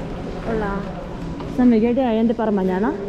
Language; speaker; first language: Spanish; non-native, learner; Korean